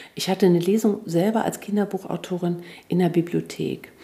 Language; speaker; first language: German; native; German